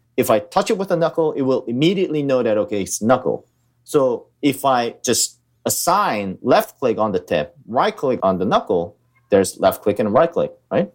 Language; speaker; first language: English; early bilingual, other home language; Korean